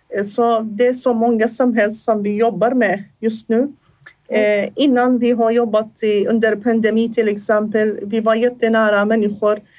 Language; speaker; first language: Swedish; non-native, fluent; Assyrian Neo-Aramaic